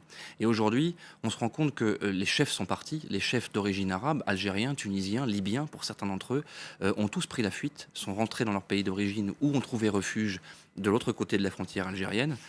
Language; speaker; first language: French; native; French